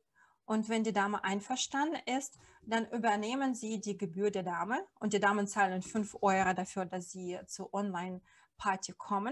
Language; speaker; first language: German; non-native, fluent; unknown